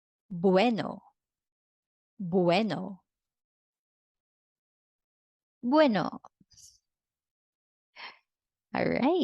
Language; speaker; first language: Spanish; non-native, fluent; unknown